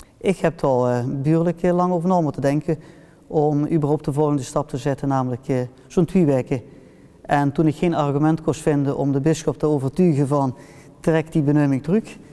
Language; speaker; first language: Dutch; early bilingual, heritage; Dutch